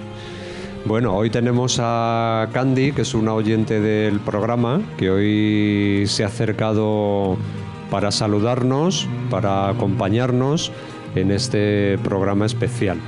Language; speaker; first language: Spanish; native; Spanish